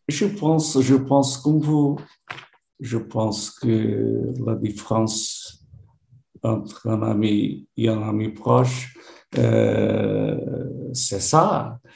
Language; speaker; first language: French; non-native, learner; Portuguese